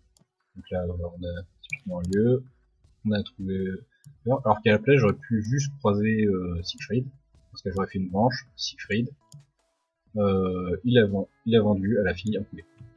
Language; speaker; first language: French; native; French